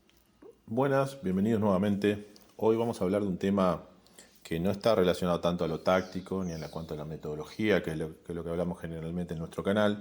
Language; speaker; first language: Spanish; native; Spanish